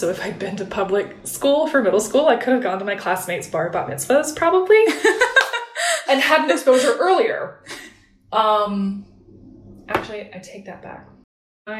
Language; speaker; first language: English; native; English